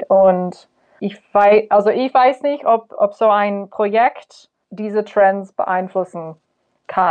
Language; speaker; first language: German; non-native, fluent; English